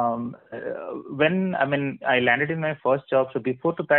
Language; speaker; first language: English; non-native, local second language; Odia